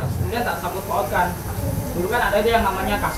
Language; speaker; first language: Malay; non-native, local second language; Javanese